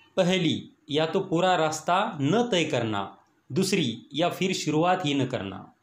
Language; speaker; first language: Hindi; non-native, local second language; Marathi